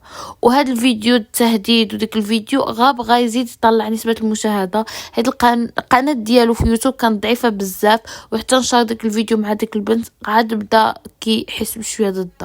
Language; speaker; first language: Arabic; native; Arabic